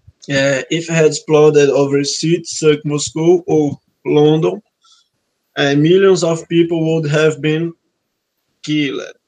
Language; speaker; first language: English; non-native, learner; Portuguese